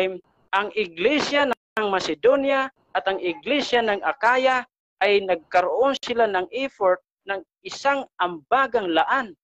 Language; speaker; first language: Filipino; native; Filipino